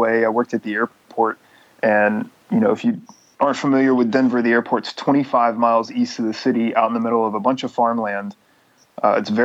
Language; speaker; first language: English; native; English